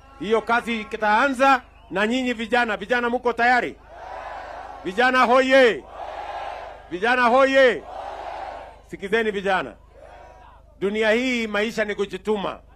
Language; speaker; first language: Swahili; non-native, local second language; Kalenjin